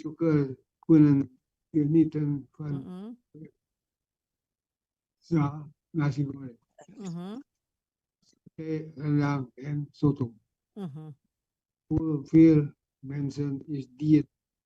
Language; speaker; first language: Dutch; non-native, learner; Indonesian